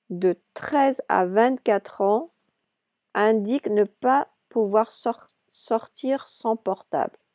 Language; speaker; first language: French; non-native, fluent; English